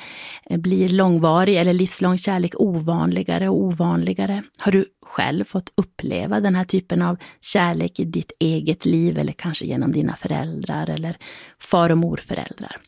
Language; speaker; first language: Swedish; native; Swedish